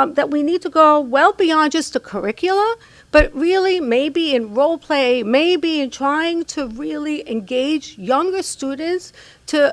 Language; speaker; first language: English; non-native, fluent; Hebrew